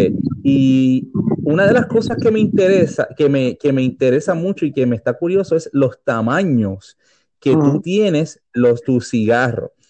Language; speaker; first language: Spanish; native; Spanish